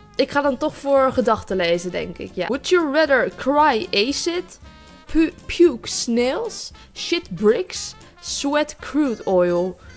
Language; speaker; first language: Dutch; native; Dutch